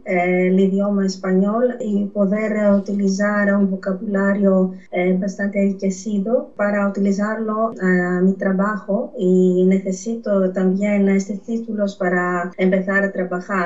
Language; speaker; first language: Spanish; non-native, fluent; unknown